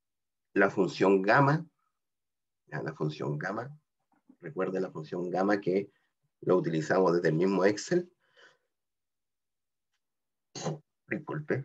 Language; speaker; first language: Spanish; native; Spanish